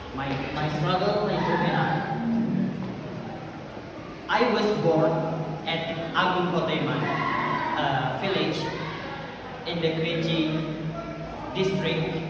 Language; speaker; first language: English; non-native, learner; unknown